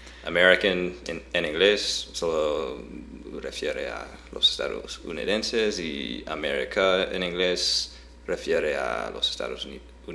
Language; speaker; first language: Spanish; non-native, fluent; English